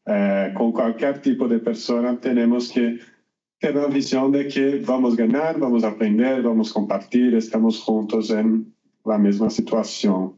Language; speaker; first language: Spanish; non-native, learner; Portuguese